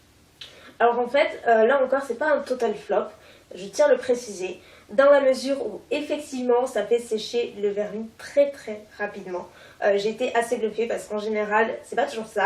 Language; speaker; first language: French; native; French